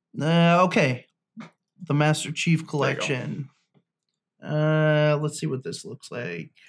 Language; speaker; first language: English; native; English